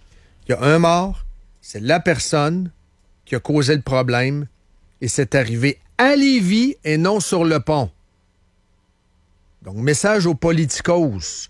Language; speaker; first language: French; native; French